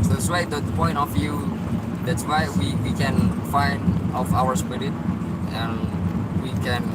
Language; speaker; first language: English; non-native, learner; Indonesian